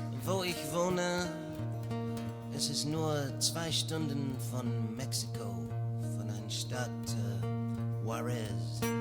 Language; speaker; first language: German; non-native, learner; English